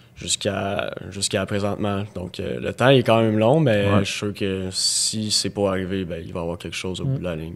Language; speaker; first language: French; native; French